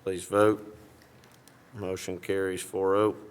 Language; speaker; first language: English; native; English